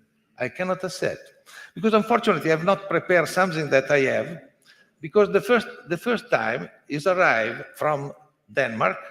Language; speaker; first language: English; non-native, learner; Italian